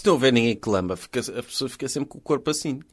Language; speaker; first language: Portuguese; native; Portuguese